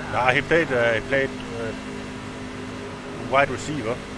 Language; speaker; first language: English; non-native, fluent; Danish